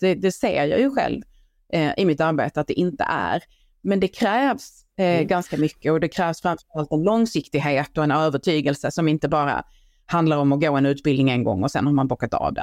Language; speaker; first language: Swedish; native; Swedish